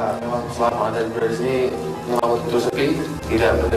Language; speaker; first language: Indonesian; native; Indonesian